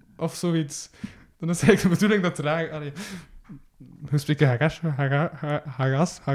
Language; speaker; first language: Dutch; native; Dutch